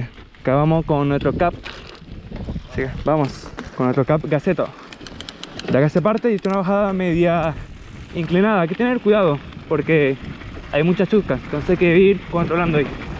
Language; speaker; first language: Spanish; native; Spanish